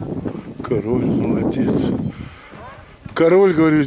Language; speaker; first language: Russian; native; Russian